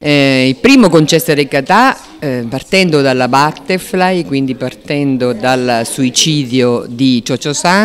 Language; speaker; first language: Italian; native; Italian